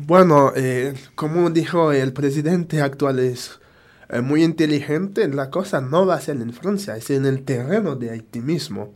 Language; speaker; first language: Spanish; non-native, fluent; Haitian Creole